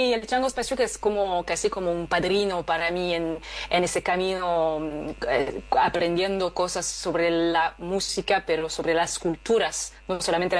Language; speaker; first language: Spanish; non-native, fluent; French